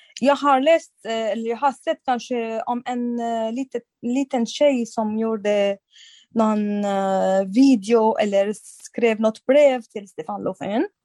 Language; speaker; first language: Swedish; non-native, fluent; Arabic